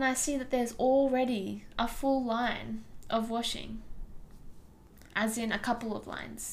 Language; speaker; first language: English; non-native, local second language; Tamil